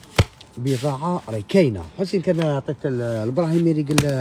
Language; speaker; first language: Arabic; native; Arabic